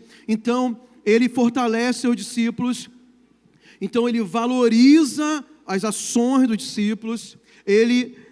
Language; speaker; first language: Portuguese; native; Portuguese